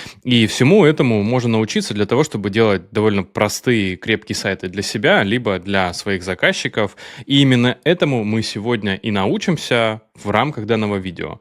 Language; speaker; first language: Russian; native; Russian